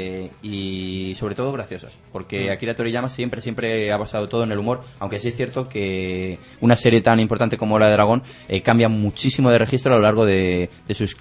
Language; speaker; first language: Spanish; native; Spanish